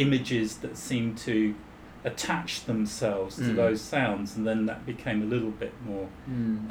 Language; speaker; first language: English; native; English